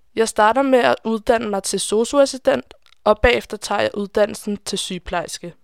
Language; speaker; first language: Danish; non-native, fluent; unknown